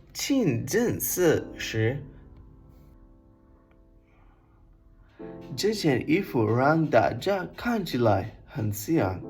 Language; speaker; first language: Chinese; non-native, learner; English